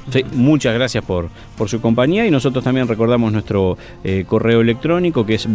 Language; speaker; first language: Spanish; native; Spanish